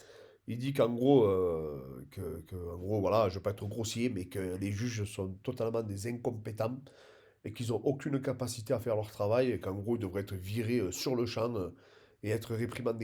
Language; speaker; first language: French; native; French